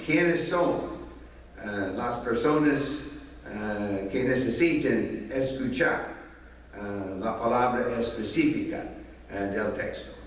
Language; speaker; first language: Spanish; non-native, fluent; English